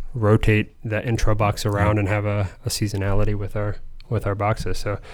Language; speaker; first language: English; native; English